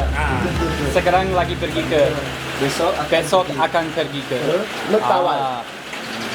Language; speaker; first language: Indonesian; non-native, learner; English